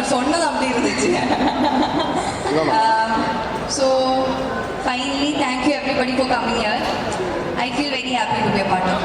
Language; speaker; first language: Tamil; non-native, learner; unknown